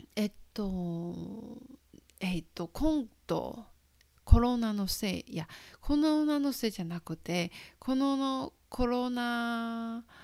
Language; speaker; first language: Japanese; non-native, fluent; Chinese